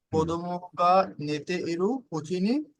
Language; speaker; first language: Japanese; non-native, learner; Bangla